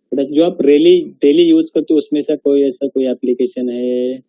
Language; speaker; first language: Hindi; non-native, local second language; Marathi